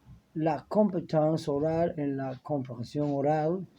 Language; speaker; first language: French; non-native, learner; Spanish